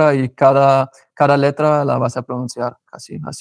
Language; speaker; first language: Spanish; non-native, fluent; German